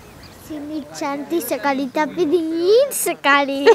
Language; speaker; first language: Indonesian; non-native, learner; Spanish